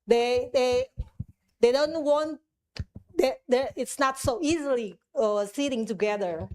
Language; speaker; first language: English; non-native, fluent; Indonesian